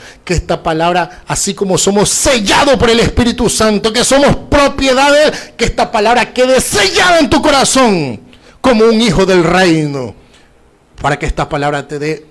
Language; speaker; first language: Spanish; native; Spanish